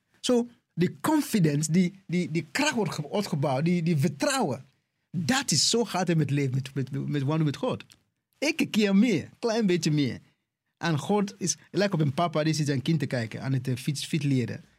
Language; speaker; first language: Dutch; non-native, fluent; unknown